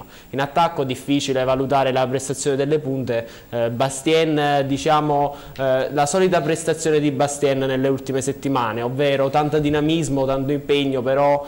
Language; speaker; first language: Italian; native; Italian